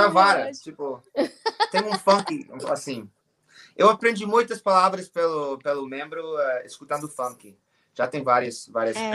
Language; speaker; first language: Portuguese; non-native, learner; English